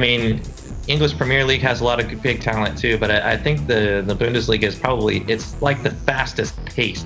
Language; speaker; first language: English; native; English